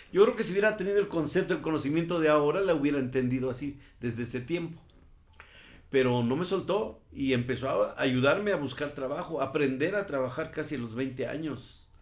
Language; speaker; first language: Spanish; native; Spanish